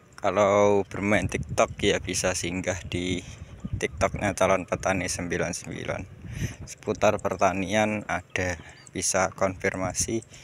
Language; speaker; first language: Indonesian; non-native, local second language; Javanese